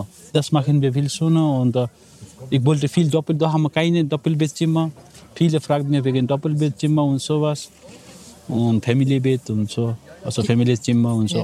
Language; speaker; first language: German; non-native, learner; Nepali